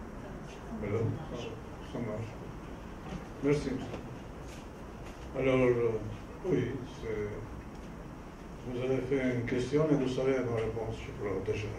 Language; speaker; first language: French; non-native, fluent; Albanian